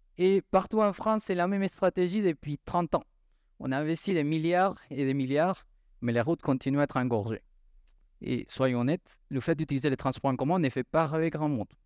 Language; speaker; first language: French; non-native, fluent; Spanish